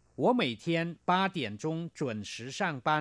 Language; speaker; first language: Chinese; non-native, fluent; Thai